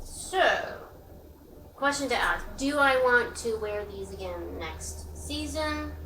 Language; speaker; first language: English; native; English